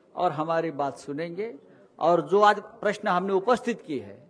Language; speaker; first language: Hindi; non-native, local second language; Marathi